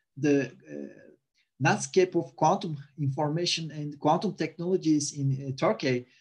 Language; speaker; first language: English; non-native, fluent; Turkish